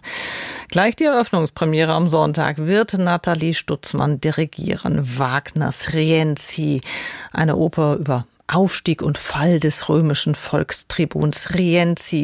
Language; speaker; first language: German; native; German